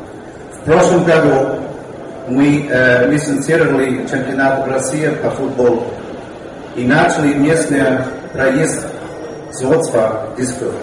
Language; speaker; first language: Russian; non-native, learner; English